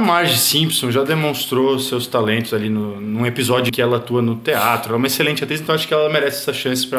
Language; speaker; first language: Portuguese; native; Portuguese